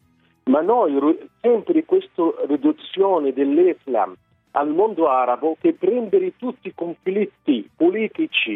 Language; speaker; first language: Italian; non-native, fluent; Arabic